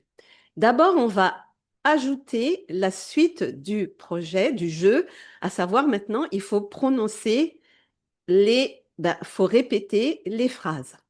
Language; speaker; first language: French; native; French